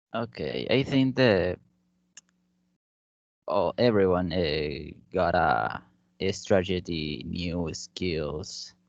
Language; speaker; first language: English; non-native, learner; Spanish